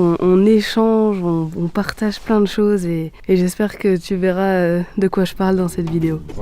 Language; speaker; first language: French; native; French